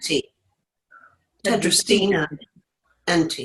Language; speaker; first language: Arabic; non-native, learner; English